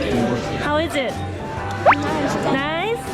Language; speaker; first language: English; non-native, learner; Korean